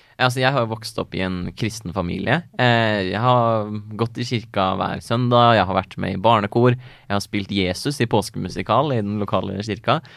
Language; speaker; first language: Norwegian; native; Norwegian